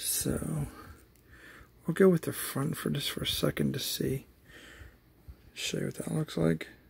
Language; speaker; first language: English; native; English